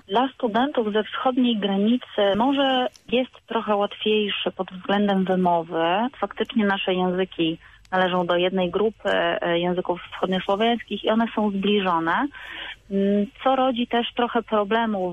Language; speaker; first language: Polish; native; Polish